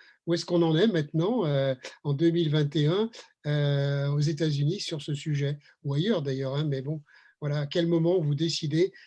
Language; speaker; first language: French; native; French